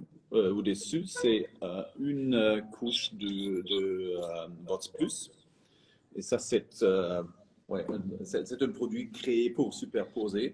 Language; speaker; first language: French; non-native, fluent; German